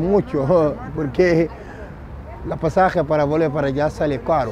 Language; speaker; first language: Spanish; non-native, learner; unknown